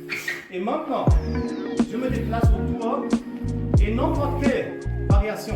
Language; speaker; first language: French; non-native, fluent; German